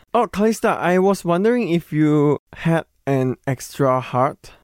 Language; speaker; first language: English; non-native, local second language; Chinese